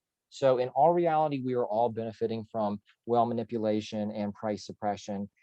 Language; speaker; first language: English; native; English